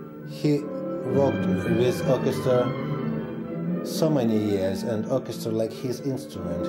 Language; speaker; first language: English; non-native, learner; Russian